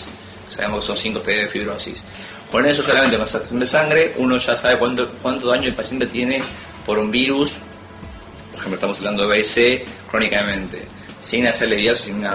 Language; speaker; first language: Spanish; native; Spanish